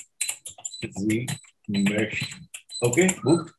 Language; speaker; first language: German; non-native, fluent; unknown